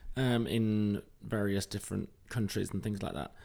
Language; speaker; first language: English; native; English